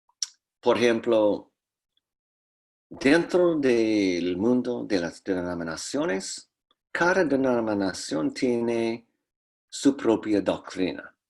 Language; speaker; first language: Spanish; non-native, fluent; English